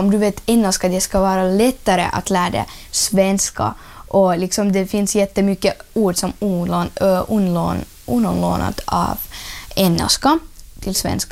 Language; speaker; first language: Swedish; non-native, learner; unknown